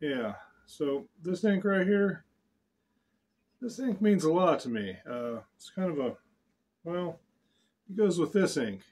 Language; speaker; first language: English; native; English